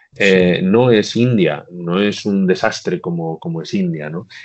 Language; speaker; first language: Spanish; native; Spanish